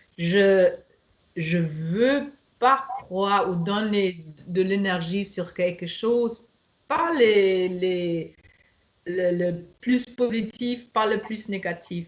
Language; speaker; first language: French; non-native, fluent; German